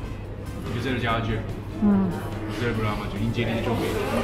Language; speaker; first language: Turkish; non-native, fluent; Japanese